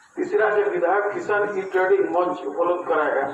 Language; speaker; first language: Hindi; non-native, local second language; Bangla